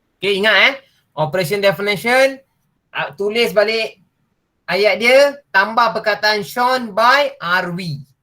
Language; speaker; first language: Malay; non-native, local second language; Tamil